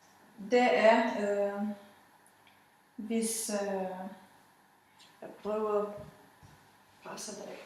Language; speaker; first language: Danish; non-native, fluent; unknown